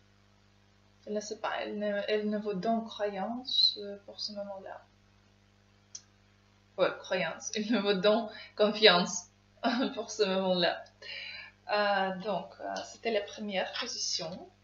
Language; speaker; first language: French; non-native, learner; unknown